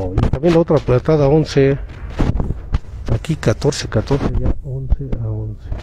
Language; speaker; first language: Spanish; native; Spanish